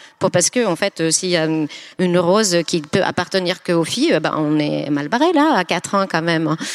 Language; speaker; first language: French; non-native, fluent; Finnish